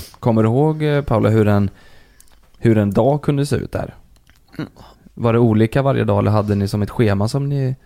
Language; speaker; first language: Swedish; native; Swedish